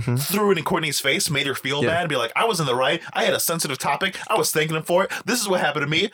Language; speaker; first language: English; non-native, fluent; Spanish